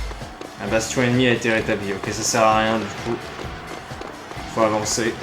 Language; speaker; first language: French; native; French